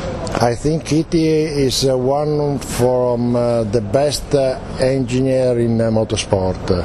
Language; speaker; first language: English; non-native, learner; Italian